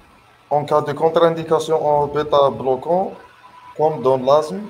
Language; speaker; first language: French; non-native, local second language; Arabic